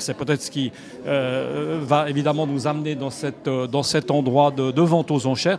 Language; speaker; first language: French; native; French